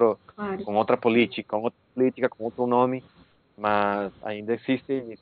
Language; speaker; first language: Portuguese; non-native, fluent; Spanish